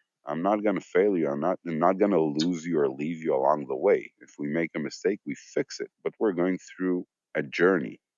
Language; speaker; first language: English; non-native, fluent; Hebrew